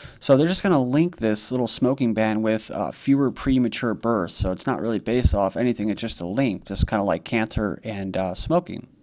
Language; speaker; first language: English; native; English